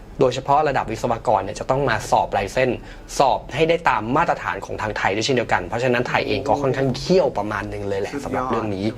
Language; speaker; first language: Thai; native; Thai